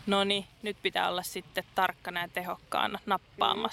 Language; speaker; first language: Finnish; native; Finnish